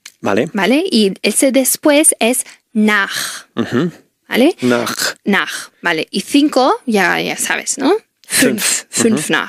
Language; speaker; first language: German; non-native, fluent; Spanish